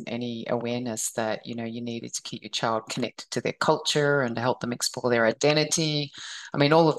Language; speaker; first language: English; native; English